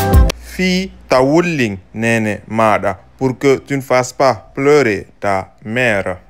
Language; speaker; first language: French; non-native, local second language; Fula